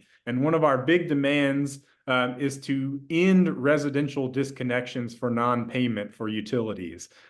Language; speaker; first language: English; native; English